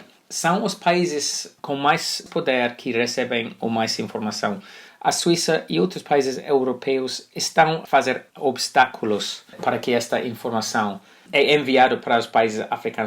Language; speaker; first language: Portuguese; non-native, fluent; English